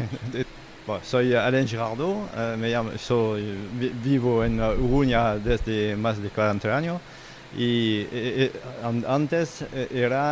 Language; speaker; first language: Spanish; non-native, fluent; French